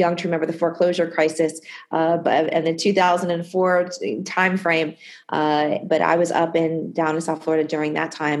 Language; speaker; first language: English; native; English